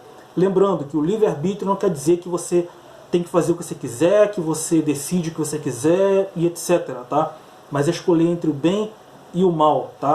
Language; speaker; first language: Portuguese; native; Portuguese